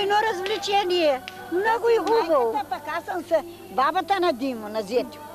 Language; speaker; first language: Bulgarian; native; Bulgarian